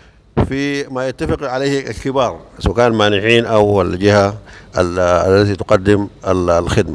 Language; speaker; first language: Arabic; native; Arabic